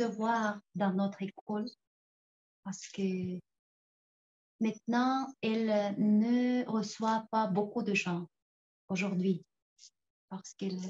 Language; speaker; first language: French; non-native, fluent; Tuvinian